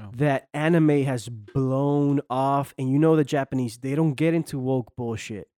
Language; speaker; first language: English; native; English